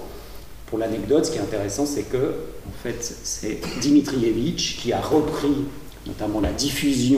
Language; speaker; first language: French; native; French